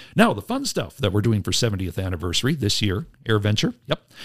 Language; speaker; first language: English; native; English